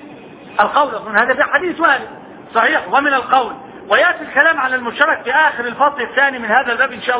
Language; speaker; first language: Arabic; native; Arabic